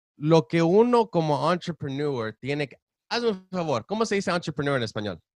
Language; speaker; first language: Spanish; early bilingual, heritage; Spanish